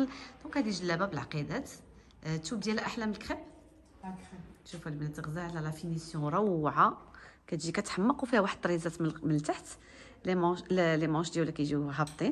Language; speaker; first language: Arabic; native; Arabic